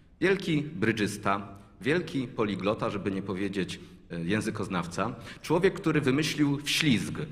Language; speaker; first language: Polish; native; Polish